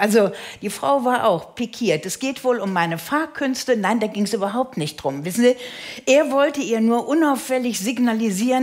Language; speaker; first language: German; native; German